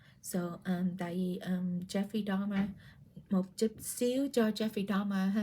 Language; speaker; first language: Vietnamese; early bilingual, heritage; Vietnamese